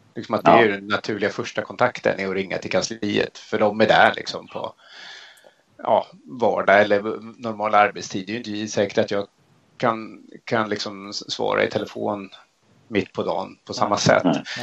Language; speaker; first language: Swedish; native; Swedish